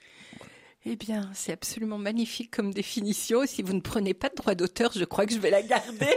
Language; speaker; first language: French; native; French